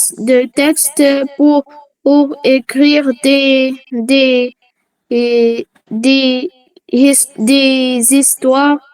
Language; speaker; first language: French; non-native, local second language; Arabic